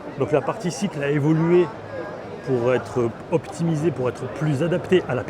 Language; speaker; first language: French; native; French